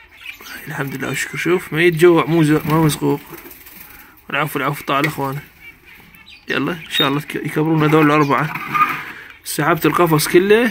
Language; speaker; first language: Arabic; native; Arabic